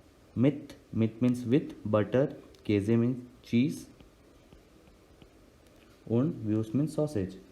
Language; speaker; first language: German; non-native, learner; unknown